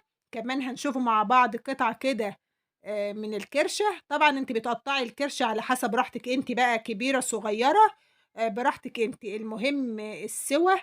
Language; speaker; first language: Arabic; native; Arabic